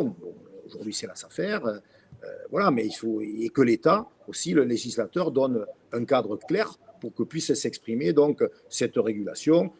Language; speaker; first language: French; native; French